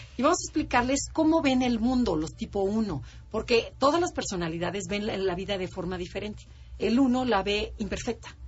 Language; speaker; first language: Spanish; native; Spanish